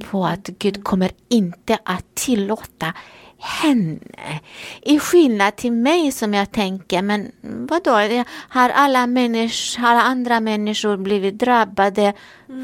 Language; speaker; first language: Swedish; non-native, fluent; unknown